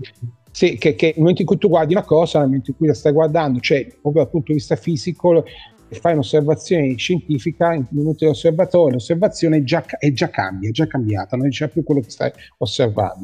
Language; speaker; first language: Italian; native; Italian